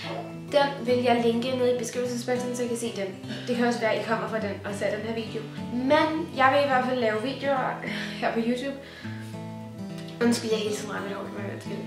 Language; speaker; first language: Danish; native; Danish